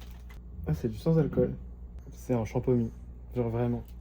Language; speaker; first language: French; native; French